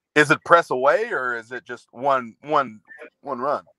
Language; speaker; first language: English; native; English